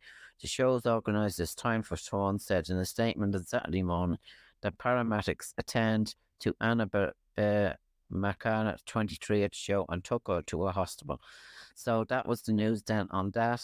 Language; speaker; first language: English; native; English